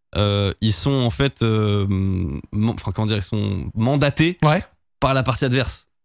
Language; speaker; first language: French; native; French